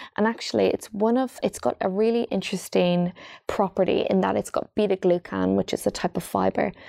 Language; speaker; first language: English; native; English